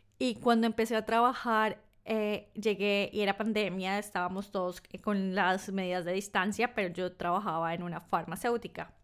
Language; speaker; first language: Spanish; native; Spanish